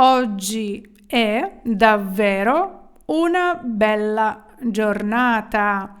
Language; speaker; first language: Italian; non-native, fluent; Ukrainian